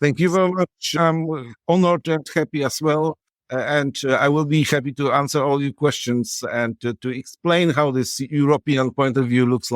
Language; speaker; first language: English; non-native, fluent; Polish